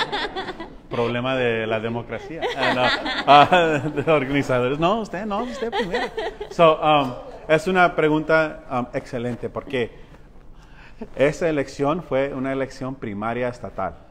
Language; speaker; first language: Spanish; early bilingual, heritage; Spanish